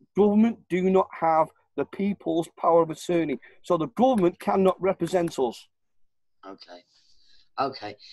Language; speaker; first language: English; native; English